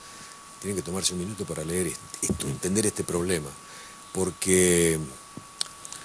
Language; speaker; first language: Spanish; native; Spanish